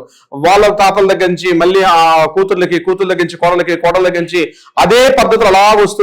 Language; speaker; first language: Telugu; native; Telugu